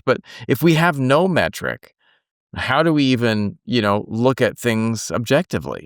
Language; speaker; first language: English; native; English